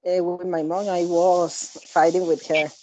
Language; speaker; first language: English; non-native, learner; Spanish